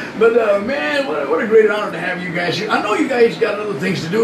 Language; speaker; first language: English; early bilingual, other home language; Spanish